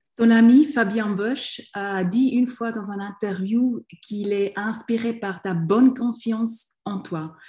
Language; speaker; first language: French; non-native, local second language; German